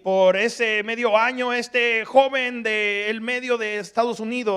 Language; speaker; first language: Spanish; early bilingual, heritage; Spanish